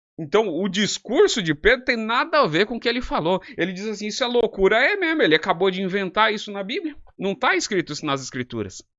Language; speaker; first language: Portuguese; native; Portuguese